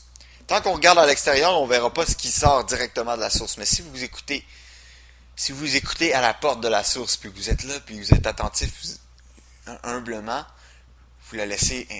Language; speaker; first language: French; native; French